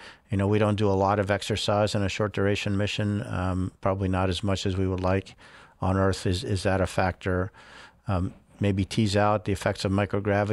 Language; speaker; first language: English; early bilingual, other home language; Spanish